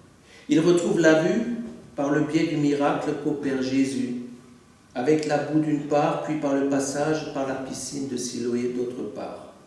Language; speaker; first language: French; native; French